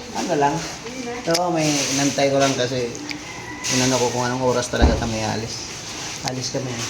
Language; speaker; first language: Filipino; native; Filipino